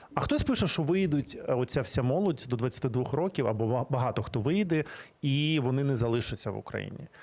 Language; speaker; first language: Ukrainian; native; Ukrainian